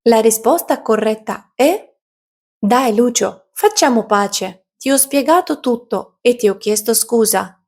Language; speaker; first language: Italian; non-native, fluent; Ukrainian